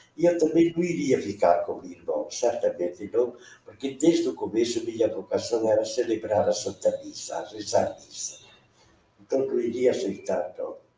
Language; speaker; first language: Portuguese; non-native, local second language; Venetian